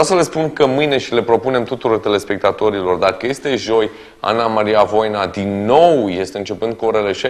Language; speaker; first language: Romanian; native; Romanian